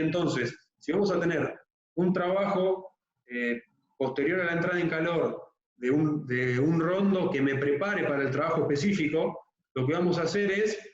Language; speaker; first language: Spanish; native; Spanish